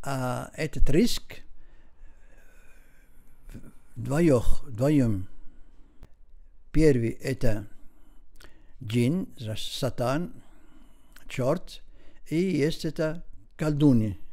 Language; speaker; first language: Russian; non-native, learner; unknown